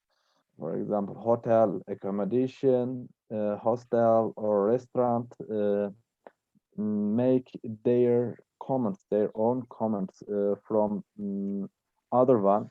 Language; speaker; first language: English; non-native, learner; Turkish